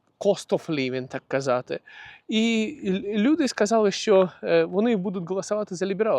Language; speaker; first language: Ukrainian; non-native, local second language; Russian